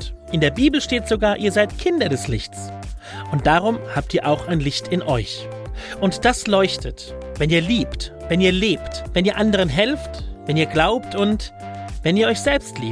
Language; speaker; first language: German; native; German